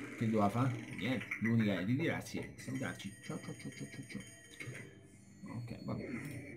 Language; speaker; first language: Italian; native; Italian